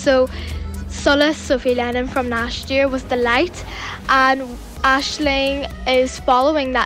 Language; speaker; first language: English; native; English